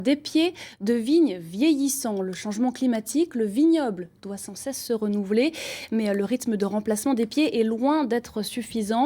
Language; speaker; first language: French; native; French